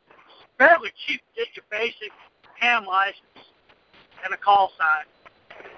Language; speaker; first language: English; native; English